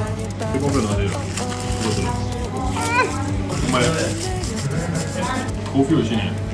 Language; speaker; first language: Japanese; non-native, fluent; French